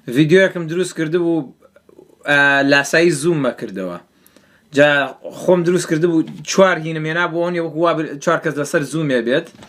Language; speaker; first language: Central Kurdish; early bilingual, heritage; Central Kurdish